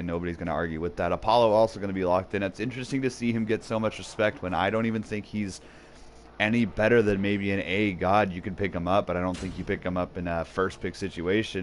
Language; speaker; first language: English; native; English